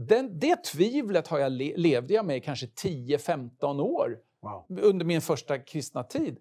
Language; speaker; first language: Swedish; native; Swedish